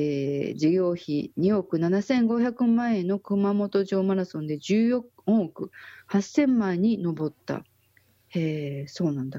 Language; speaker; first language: Japanese; native; Japanese